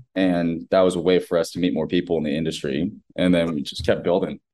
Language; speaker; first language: English; native; English